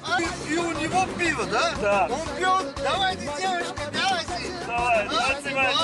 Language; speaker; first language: Russian; non-native, fluent; Armenian